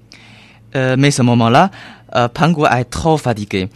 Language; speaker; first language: French; non-native, learner; Chinese